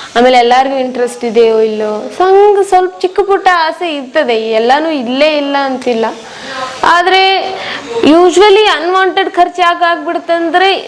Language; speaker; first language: Kannada; non-native, local second language; Marwari